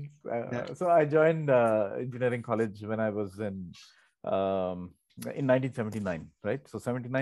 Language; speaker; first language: English; non-native, local second language; Tamil